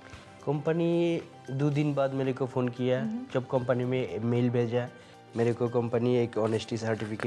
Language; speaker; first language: Hindi; non-native, learner; Bangla